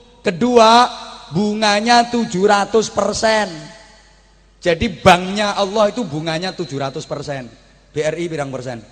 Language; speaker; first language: Indonesian; non-native, local second language; Javanese